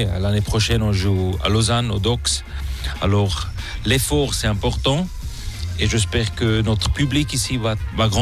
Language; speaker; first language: French; non-native, local second language; German